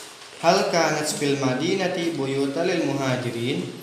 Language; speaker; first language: Arabic; non-native, learner; Indonesian